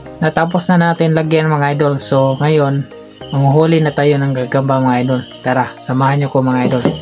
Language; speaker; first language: Filipino; non-native, local second language; Cebuano